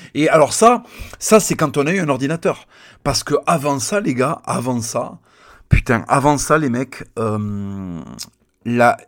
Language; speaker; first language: French; native; French